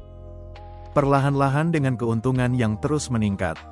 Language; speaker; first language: Indonesian; native; Indonesian